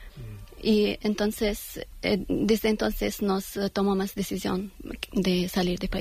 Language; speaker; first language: Spanish; non-native, learner; Persian